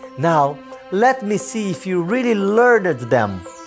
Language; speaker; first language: English; non-native, fluent; Portuguese